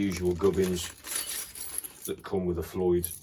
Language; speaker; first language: English; native; English